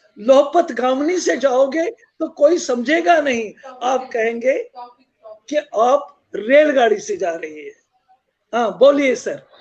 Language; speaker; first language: Hindi; non-native, local second language; Kashmiri